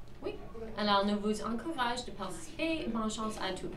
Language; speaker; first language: French; non-native, learner; English